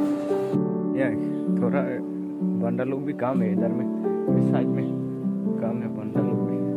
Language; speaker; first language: Hindi; non-native, local second language; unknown